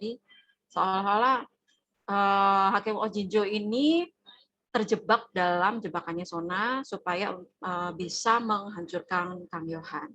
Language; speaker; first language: Indonesian; native; Indonesian